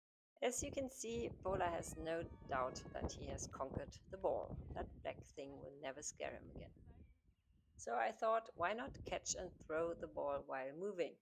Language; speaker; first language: English; non-native, fluent; German